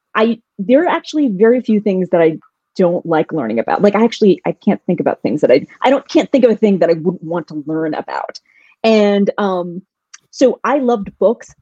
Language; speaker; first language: English; early bilingual, other home language; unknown